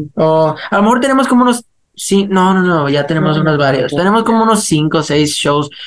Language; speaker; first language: Spanish; early bilingual, heritage; Spanish